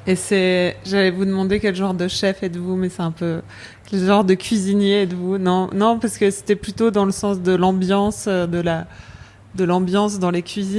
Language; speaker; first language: French; native; French